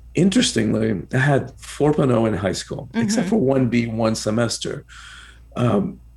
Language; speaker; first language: English; early bilingual, other home language; Spanish